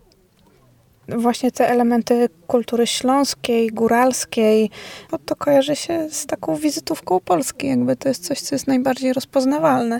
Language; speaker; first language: Polish; native; Polish